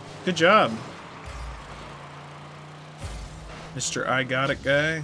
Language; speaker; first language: English; native; English